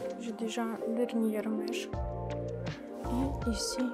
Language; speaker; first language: French; non-native, learner; Ukrainian